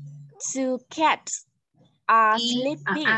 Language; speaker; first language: English; non-native, learner; Vietnamese